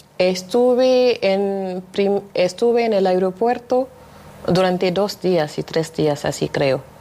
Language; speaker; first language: Spanish; non-native, fluent; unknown